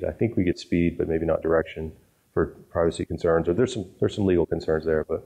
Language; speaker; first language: English; native; English